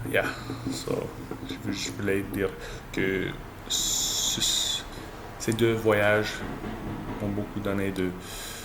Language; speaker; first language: French; non-native, learner; English